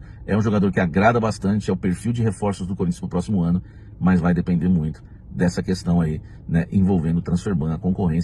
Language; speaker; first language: Portuguese; native; Portuguese